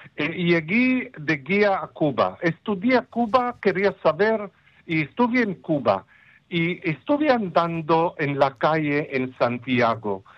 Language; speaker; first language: Spanish; non-native, fluent; Ladino